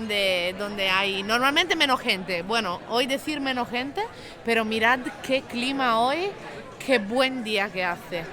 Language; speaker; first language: Spanish; non-native, local second language; Catalan